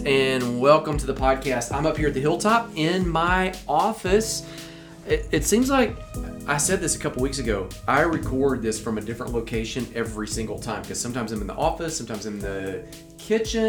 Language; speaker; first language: English; native; English